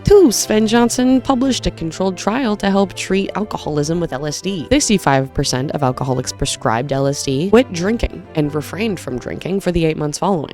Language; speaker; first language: English; native; English